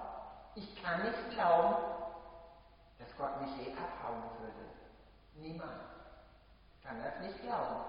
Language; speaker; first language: German; native; German